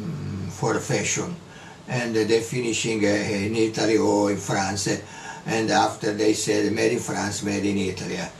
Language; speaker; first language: English; non-native, learner; Italian